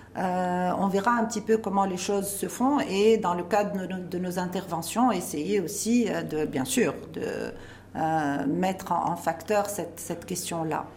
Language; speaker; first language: French; non-native, local second language; Arabic